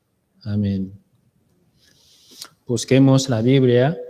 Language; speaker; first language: Spanish; non-native, learner; Chinese